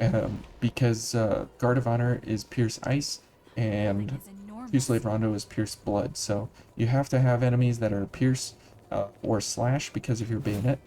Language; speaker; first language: English; native; English